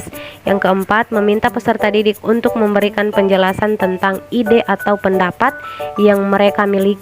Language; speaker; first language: Indonesian; native; Indonesian